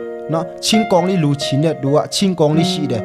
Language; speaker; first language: Burmese; non-native, local second language; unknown